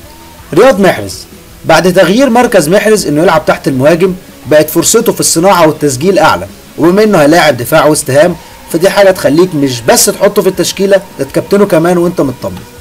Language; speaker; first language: Arabic; native; Arabic